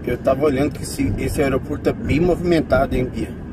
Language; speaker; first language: Portuguese; native; Portuguese